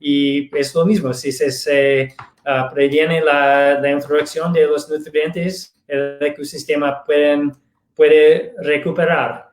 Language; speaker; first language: Spanish; non-native, fluent; English